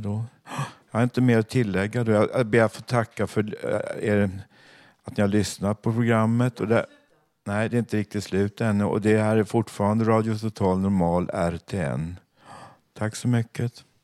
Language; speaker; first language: Swedish; native; Swedish